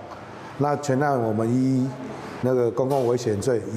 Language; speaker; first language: Chinese; native; Chinese